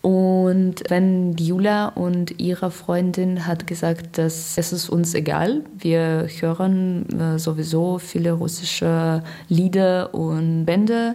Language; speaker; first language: German; non-native, learner; Russian